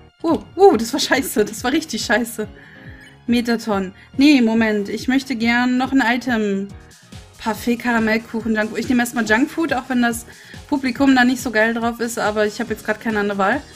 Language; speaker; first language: German; native; German